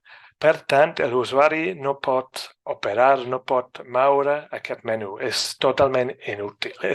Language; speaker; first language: Catalan; non-native, fluent; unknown